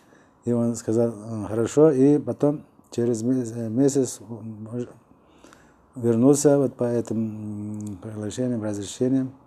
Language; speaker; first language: Russian; non-native, local second language; Uzbek